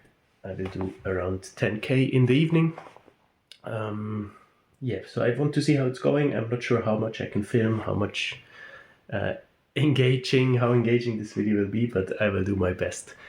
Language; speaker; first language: English; non-native, fluent; German